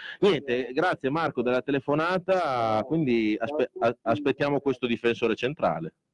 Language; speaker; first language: Italian; native; Italian